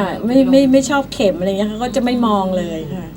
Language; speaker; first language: Thai; native; Thai